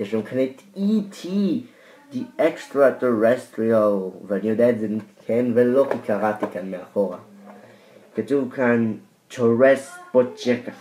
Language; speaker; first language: Hebrew; native; Hebrew